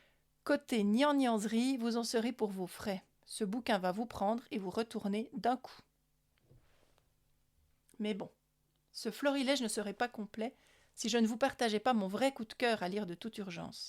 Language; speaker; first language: French; native; French